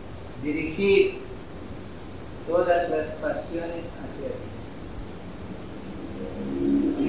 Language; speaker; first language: Spanish; non-native, fluent; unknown